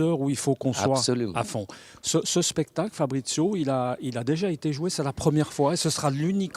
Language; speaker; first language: French; native; French